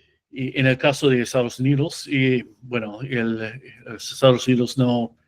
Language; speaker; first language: Spanish; non-native, fluent; English